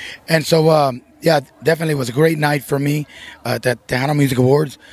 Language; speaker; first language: English; early bilingual, other home language; Spanish